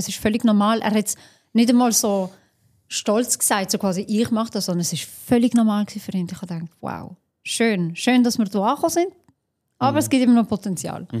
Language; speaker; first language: German; early bilingual, other home language; Albanian